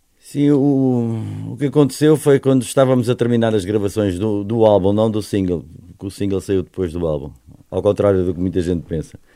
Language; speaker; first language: Portuguese; native; Portuguese